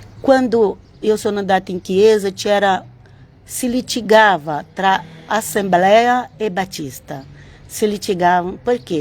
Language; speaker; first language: Italian; non-native, learner; Portuguese